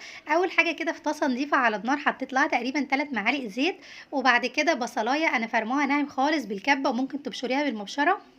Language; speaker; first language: Arabic; native; Arabic